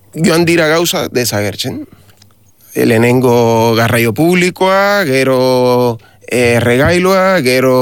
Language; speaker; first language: Basque; non-native, learner; Spanish